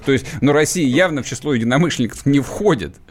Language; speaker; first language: Russian; native; Russian